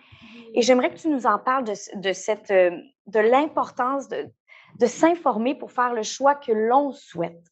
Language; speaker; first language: French; native; French